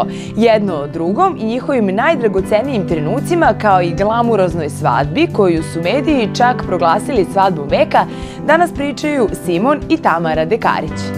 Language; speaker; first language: Croatian; native; Croatian